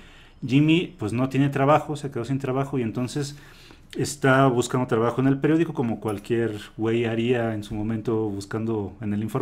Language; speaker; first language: Spanish; native; Spanish